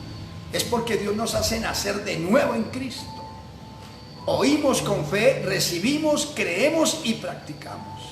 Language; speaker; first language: Spanish; native; Spanish